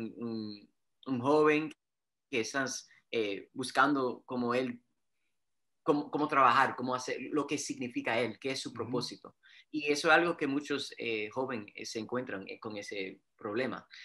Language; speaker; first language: Spanish; early bilingual, heritage; Spanish